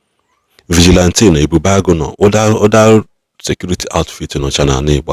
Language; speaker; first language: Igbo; native; Igbo